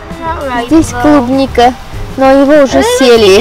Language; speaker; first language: Russian; non-native, fluent; Armenian